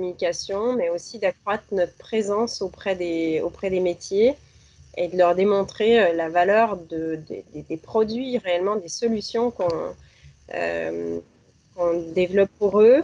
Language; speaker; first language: French; native; French